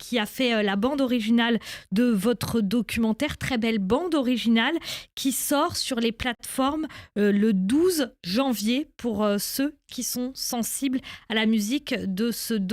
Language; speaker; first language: French; native; French